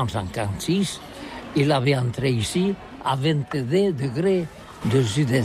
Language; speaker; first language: French; non-native, learner; Catalan